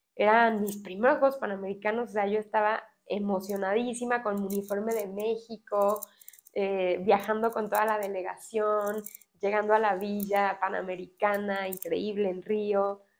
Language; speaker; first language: Spanish; native; Spanish